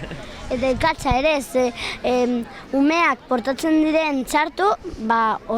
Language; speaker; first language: Basque; non-native, local second language; Spanish